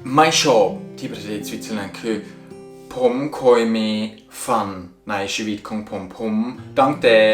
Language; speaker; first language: Thai; non-native, fluent; Swiss German